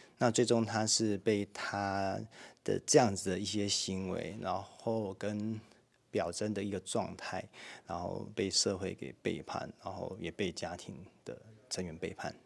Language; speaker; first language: Chinese; native; Chinese